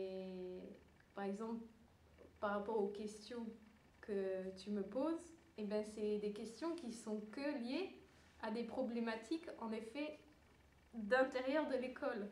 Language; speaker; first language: French; early bilingual, other home language; Dutch